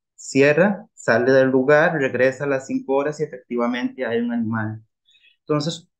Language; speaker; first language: Spanish; native; Spanish